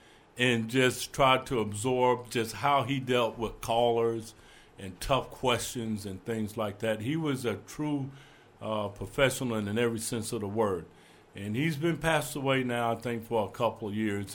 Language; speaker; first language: English; native; English